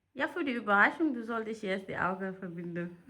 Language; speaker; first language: German; non-native, learner; French